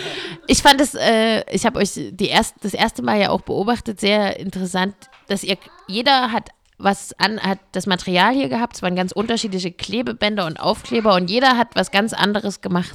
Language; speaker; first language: German; native; German